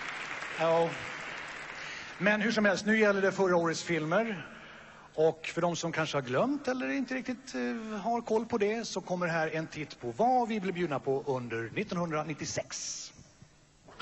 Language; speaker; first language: Swedish; native; Swedish